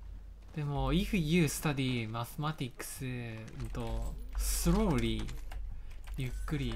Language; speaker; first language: English; non-native, learner; Japanese